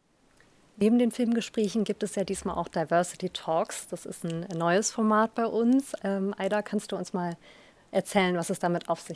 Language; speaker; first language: German; native; German